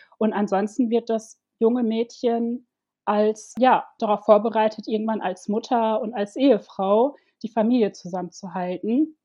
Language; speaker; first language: German; early bilingual, other home language; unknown